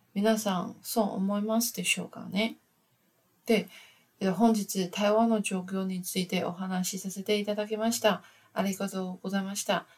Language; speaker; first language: Japanese; non-native, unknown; Chinese